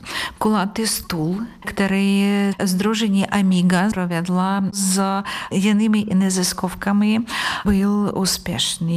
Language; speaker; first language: Czech; non-native, fluent; Ukrainian